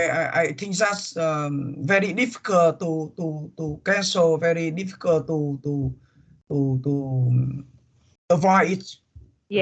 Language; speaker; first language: English; non-native, learner; Vietnamese